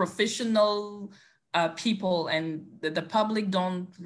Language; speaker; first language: English; non-native, local second language; French